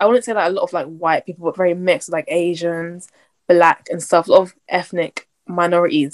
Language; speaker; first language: English; native; English